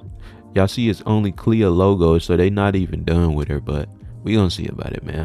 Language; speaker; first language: English; native; English